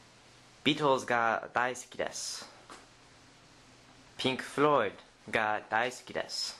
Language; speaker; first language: Japanese; non-native, learner; English